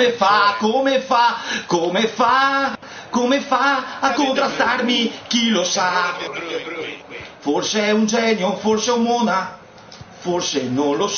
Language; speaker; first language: Italian; native; Italian